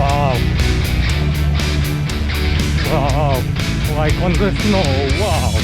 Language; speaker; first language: English; non-native, learner; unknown